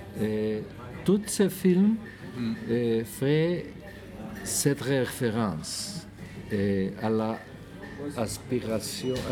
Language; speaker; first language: French; non-native, learner; Spanish